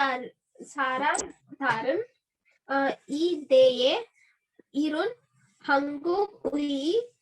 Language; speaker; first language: Korean; non-native, learner; Hindi